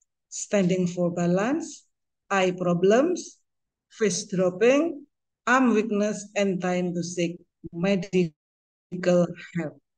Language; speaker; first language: English; non-native, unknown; Indonesian